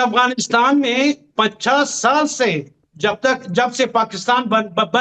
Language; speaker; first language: Hindi; non-native, fluent; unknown